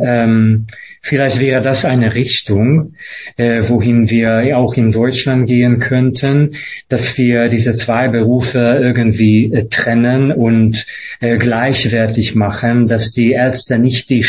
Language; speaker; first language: German; non-native, fluent; Hungarian